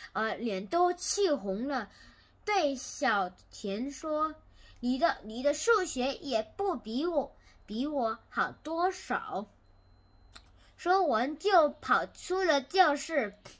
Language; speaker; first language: Chinese; non-native, learner; Korean